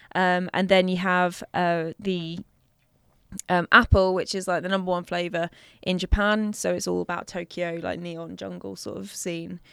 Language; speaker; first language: English; native; English